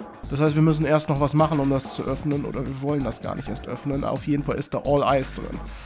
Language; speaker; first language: German; native; German